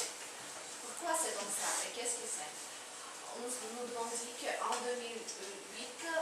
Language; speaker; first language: French; non-native, learner; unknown